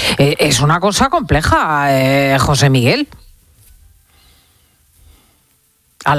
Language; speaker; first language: Spanish; native; Spanish